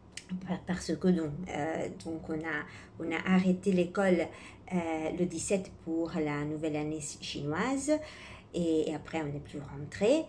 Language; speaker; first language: French; non-native, fluent; Italian